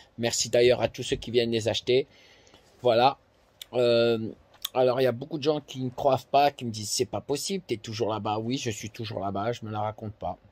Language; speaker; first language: French; native; French